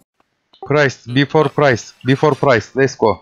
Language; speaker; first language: English; non-native, learner; Turkish